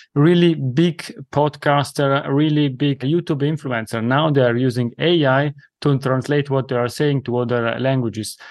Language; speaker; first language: English; non-native, fluent; Italian